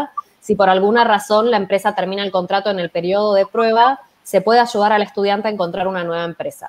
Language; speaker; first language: Spanish; native; Spanish